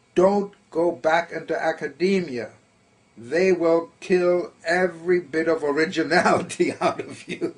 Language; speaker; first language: English; early bilingual, other home language; German